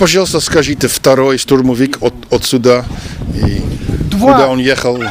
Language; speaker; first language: Russian; non-native, learner; Dutch